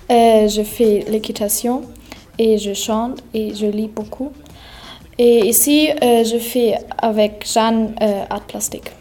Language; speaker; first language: French; non-native, learner; German